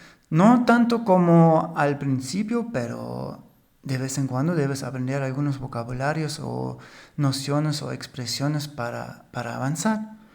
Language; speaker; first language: Spanish; non-native, fluent; German